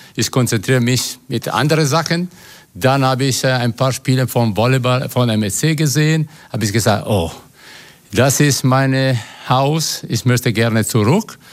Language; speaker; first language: German; non-native, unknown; Italian